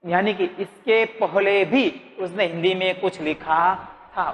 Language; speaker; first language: Hindi; non-native, local second language; Gujarati